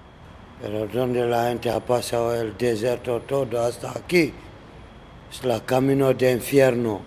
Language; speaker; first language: Spanish; non-native, learner; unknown